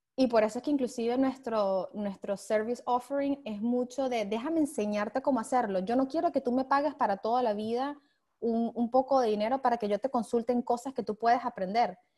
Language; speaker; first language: Spanish; native; Spanish